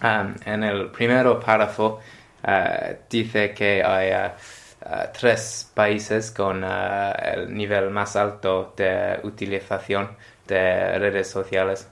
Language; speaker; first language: Spanish; non-native, learner; English